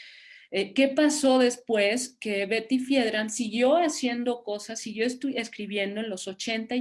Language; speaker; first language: Spanish; native; Spanish